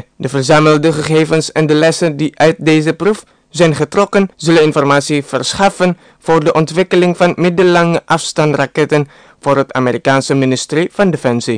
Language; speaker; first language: Dutch; non-native, fluent; Indonesian